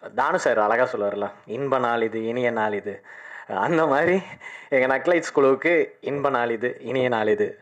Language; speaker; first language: Tamil; native; Tamil